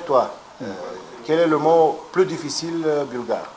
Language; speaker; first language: French; non-native, learner; Bulgarian